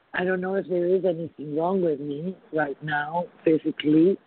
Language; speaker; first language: English; non-native, fluent; Spanish